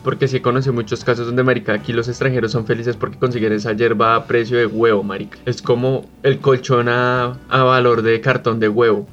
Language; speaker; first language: Spanish; native; Spanish